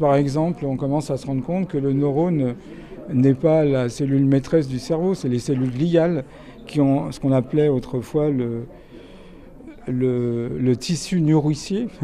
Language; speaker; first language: French; native; French